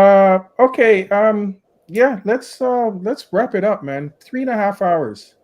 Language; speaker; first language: English; native; English